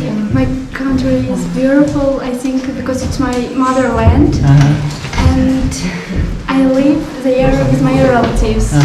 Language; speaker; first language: English; non-native, learner; Uzbek